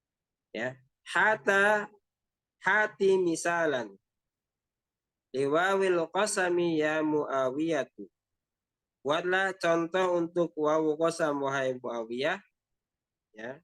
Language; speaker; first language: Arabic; non-native, fluent; Indonesian